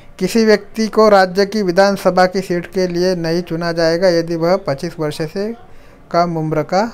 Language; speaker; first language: Hindi; non-native, local second language; Marathi